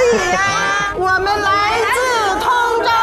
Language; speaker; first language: Chinese; native; Chinese